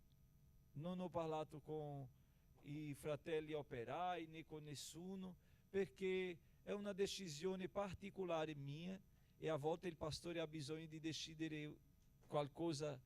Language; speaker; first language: Italian; non-native, fluent; Portuguese